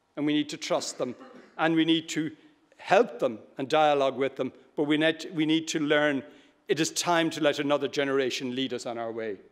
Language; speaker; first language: English; native; English